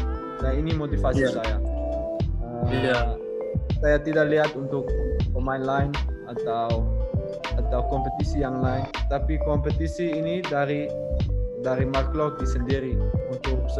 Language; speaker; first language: Indonesian; non-native, learner; Dutch